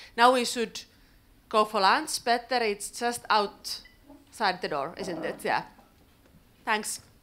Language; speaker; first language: English; non-native, fluent; Finnish